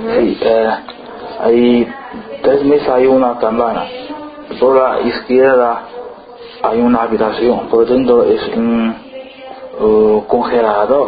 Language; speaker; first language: Spanish; non-native, learner; Chinese